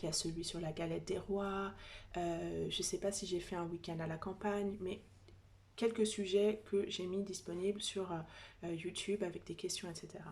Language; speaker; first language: French; native; French